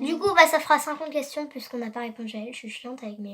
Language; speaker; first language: French; native; French